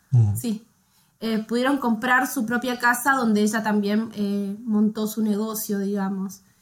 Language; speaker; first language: Spanish; native; Spanish